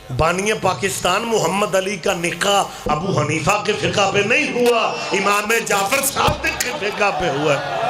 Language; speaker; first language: Urdu; non-native, local second language; Punjabi